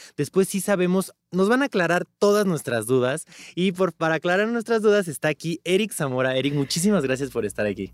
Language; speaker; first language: Spanish; native; Spanish